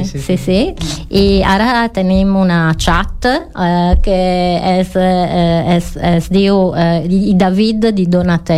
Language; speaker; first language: Catalan; non-native, learner; Italian